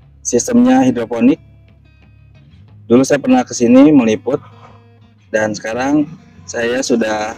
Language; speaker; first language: Indonesian; native; Indonesian